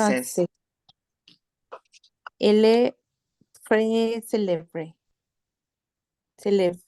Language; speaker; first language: French; non-native, learner; Spanish